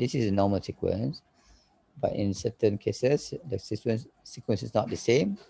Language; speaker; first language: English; non-native, local second language; Malay